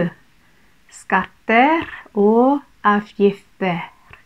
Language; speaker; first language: Norwegian; non-native, fluent; Thai